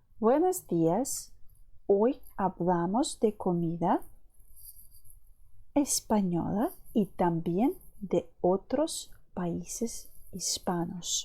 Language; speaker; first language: Spanish; non-native, fluent; Ukrainian